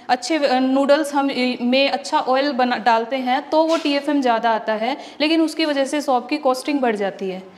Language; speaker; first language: Hindi; native; Hindi